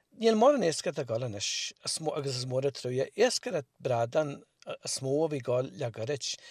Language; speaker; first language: Irish; native; Irish